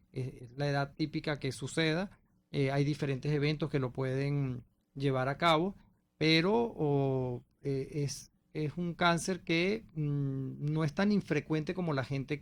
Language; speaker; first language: Spanish; native; Spanish